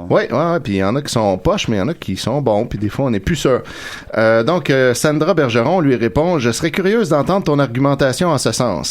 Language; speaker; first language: French; native; French